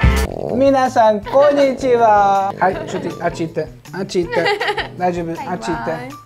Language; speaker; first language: Japanese; non-native, fluent; Hungarian